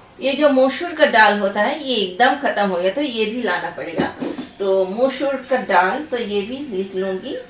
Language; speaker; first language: Hindi; non-native, local second language; Bangla